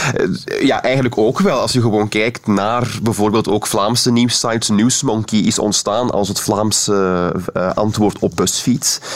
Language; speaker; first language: Dutch; native; Dutch